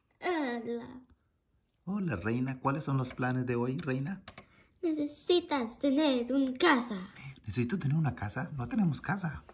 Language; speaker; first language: Spanish; early bilingual, heritage; Spanish